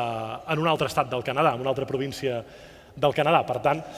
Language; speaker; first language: Catalan; native; Catalan